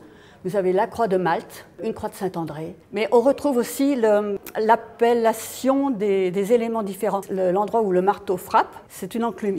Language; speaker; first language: French; native; French